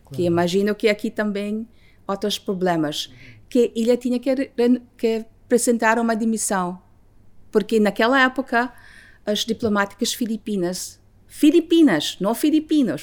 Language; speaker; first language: Portuguese; non-native, learner; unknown